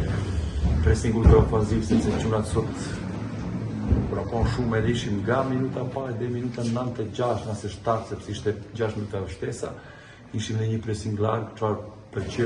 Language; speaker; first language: Albanian; non-native, fluent; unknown